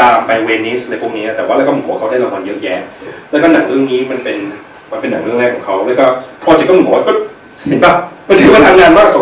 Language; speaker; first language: Thai; early bilingual, heritage; Thai